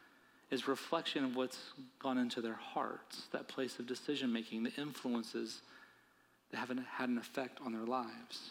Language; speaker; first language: English; native; English